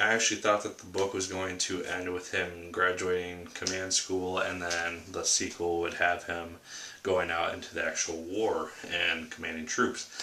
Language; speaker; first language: English; native; English